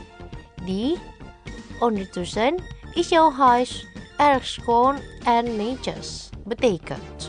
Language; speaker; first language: Dutch; non-native, learner; Indonesian